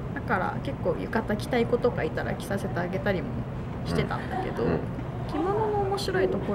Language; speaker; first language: Japanese; native; Japanese